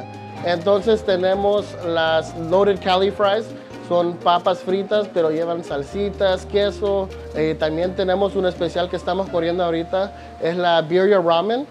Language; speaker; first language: Spanish; early bilingual, other home language; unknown